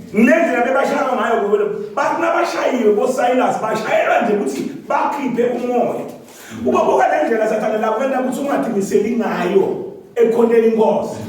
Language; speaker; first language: Zulu; non-native, local second language; Swati